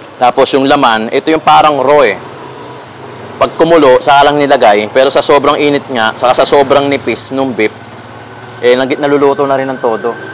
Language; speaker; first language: Filipino; native; Filipino